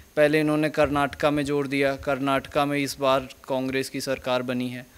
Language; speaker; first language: Hindi; native; Hindi